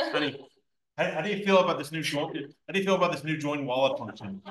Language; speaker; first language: English; native; English